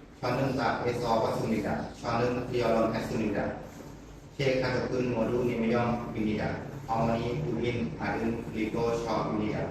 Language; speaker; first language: Korean; non-native, learner; Thai